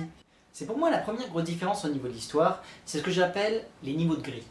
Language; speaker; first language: French; native; French